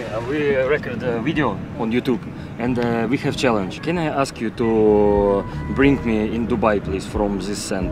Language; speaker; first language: English; non-native, learner; Russian